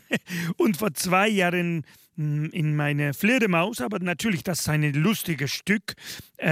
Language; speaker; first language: German; non-native, fluent; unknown